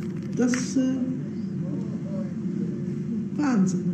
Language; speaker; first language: German; native; German